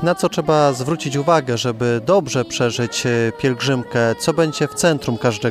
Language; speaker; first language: Polish; native; Polish